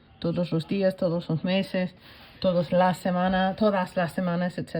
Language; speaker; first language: Spanish; non-native, fluent; English